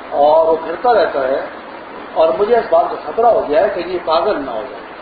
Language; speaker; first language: Urdu; non-native, local second language; Pashto